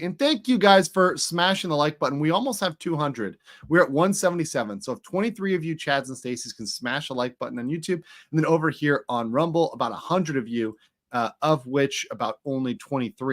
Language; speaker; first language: English; native; English